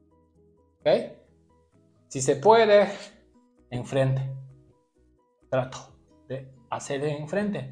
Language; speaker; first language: Spanish; non-native, learner; Japanese